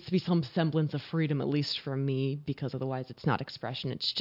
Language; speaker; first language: English; native; English